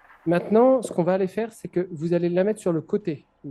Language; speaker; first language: French; native; French